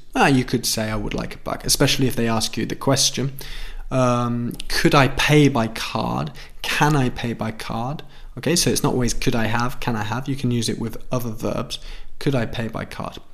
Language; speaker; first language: English; native; English